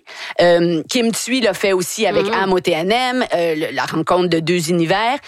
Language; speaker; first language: French; native; French